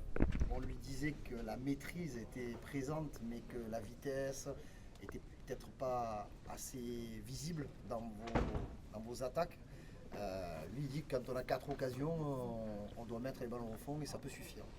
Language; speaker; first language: French; native; French